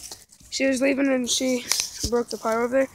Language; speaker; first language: English; native; English